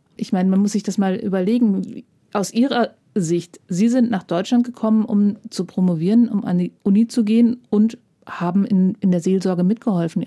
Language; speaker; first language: German; native; German